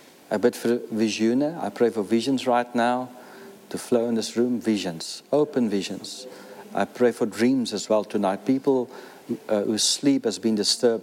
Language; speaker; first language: English; non-native, local second language; Afrikaans